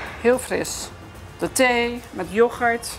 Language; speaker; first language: Dutch; native; Dutch